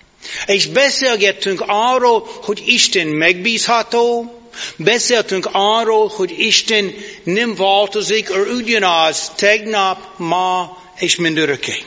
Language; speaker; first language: Hungarian; non-native, fluent; English